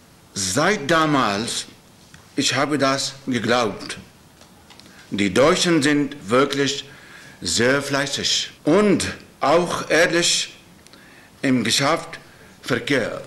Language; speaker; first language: German; non-native, learner; Urdu